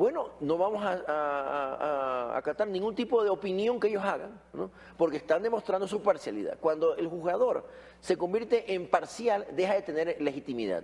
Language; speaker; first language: Spanish; native; Spanish